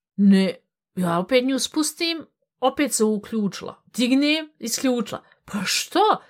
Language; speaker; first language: Bosnian; early bilingual, heritage; Bosnian